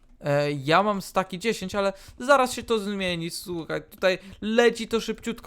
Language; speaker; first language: Polish; native; Polish